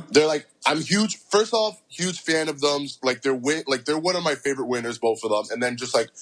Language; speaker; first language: English; early bilingual, other home language; Spanish